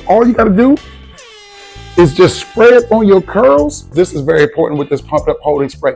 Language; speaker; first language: English; native; English